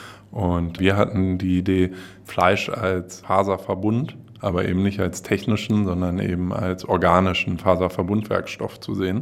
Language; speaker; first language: German; native; German